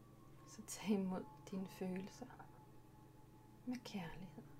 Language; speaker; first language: Danish; native; Danish